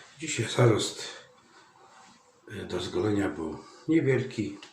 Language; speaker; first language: Polish; native; Polish